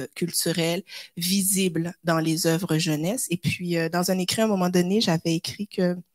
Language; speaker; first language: French; native; French